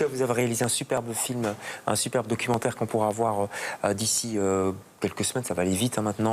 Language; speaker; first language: French; native; French